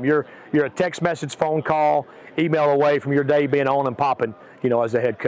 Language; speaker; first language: English; native; English